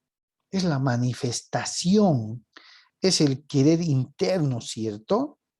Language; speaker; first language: Spanish; native; Spanish